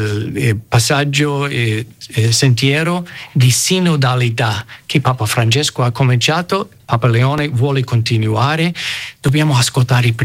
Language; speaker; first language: Italian; non-native, fluent; English